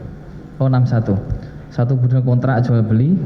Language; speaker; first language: Indonesian; native; Indonesian